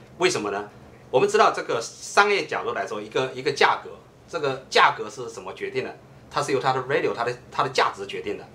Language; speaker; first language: Chinese; native; Chinese